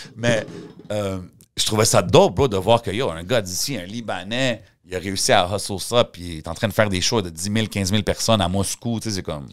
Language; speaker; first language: French; early bilingual, heritage; French